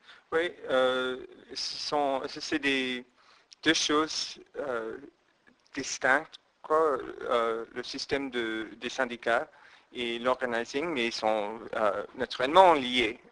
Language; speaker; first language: French; non-native, fluent; English